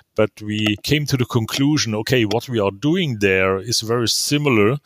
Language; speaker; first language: English; non-native, fluent; German